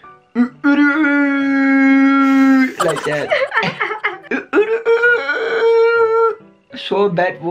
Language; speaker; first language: English; non-native, learner; Turkish